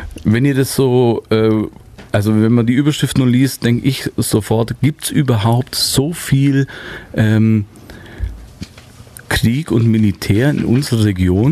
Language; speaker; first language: German; native; German